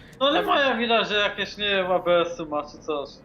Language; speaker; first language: Polish; native; Polish